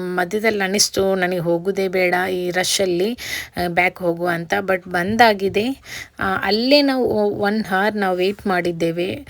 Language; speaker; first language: Kannada; non-native, local second language; Malayalam